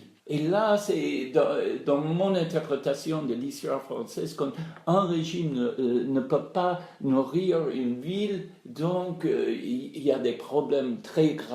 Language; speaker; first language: French; non-native, fluent; English